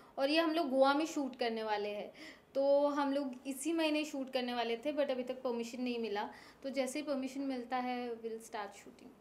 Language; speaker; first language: Hindi; non-native, local second language; Bangla